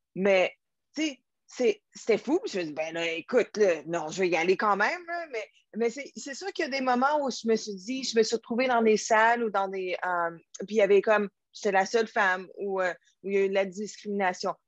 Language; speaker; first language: French; native; French